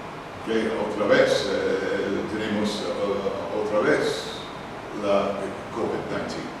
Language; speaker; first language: Spanish; non-native, learner; English